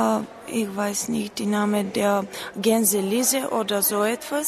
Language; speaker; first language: German; non-native, learner; Bulgarian